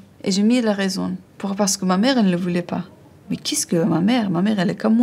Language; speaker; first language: French; non-native, learner; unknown